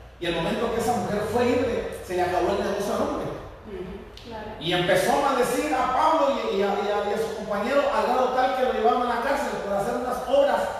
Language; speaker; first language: Spanish; native; Spanish